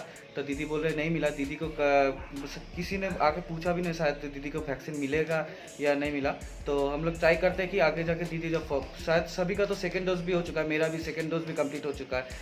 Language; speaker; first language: Hindi; native; Hindi